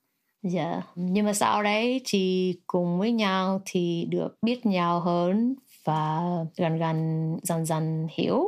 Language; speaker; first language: Vietnamese; early bilingual, heritage; Vietnamese